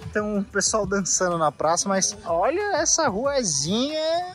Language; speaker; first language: Portuguese; native; Portuguese